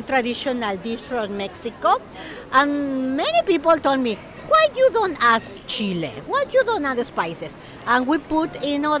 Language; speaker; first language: English; non-native, fluent; Spanish